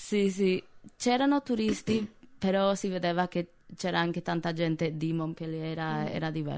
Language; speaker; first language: Italian; non-native, fluent; English